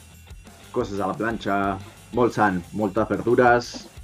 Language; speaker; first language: Catalan; non-native, local second language; Spanish